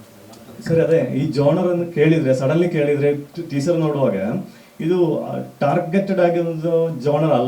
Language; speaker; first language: Kannada; non-native, local second language; Malayalam